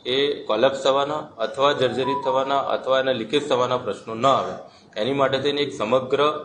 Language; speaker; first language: Gujarati; native; Gujarati